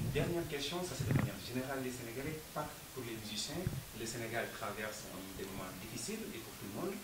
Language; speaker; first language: French; non-native, local second language; Wolof